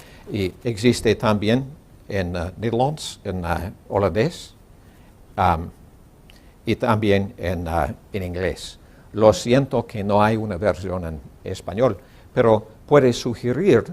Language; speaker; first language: Spanish; non-native, learner; English